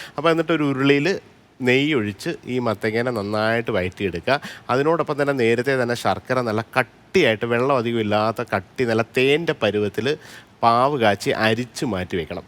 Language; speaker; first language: Malayalam; native; Malayalam